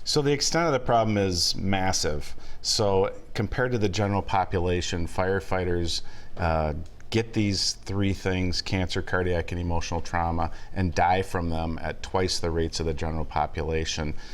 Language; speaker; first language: English; native; English